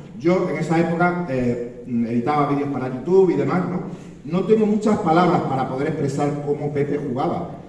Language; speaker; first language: Spanish; native; Spanish